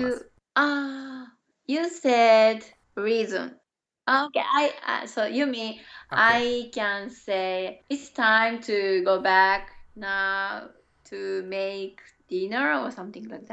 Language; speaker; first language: English; non-native, learner; Japanese